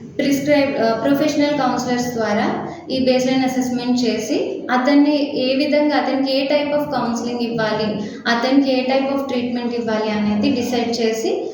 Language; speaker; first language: Telugu; native; Telugu